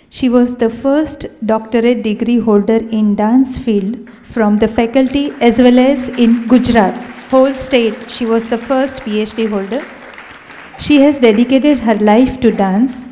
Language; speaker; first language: English; non-native, local second language; Gujarati